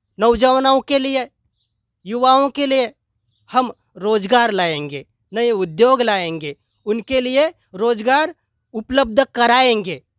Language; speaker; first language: Hindi; non-native, local second language; Marathi